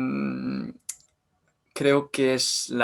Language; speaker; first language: Spanish; non-native, learner; French